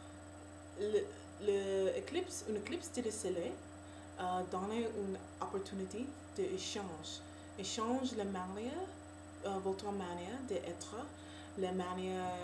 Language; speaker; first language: French; non-native, learner; English